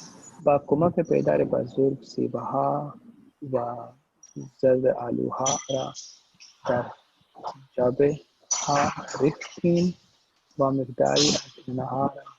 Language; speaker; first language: Persian; non-native, learner; Urdu